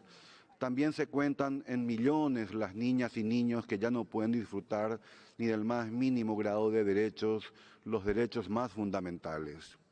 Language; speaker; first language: Spanish; native; Spanish